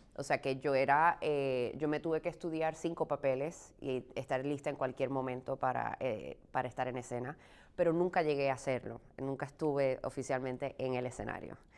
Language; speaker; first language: Spanish; native; Spanish